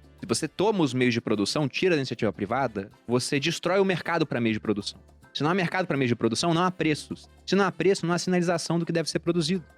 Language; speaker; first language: Portuguese; native; Portuguese